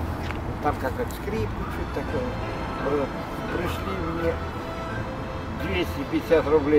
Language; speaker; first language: Russian; native; Russian